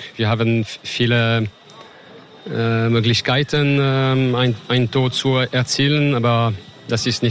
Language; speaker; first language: German; non-native, learner; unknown